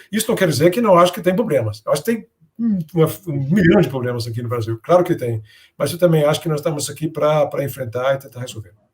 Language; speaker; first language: Portuguese; non-native, fluent; Danish